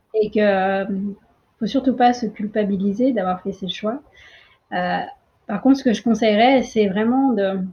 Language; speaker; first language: French; early bilingual, other home language; Tamil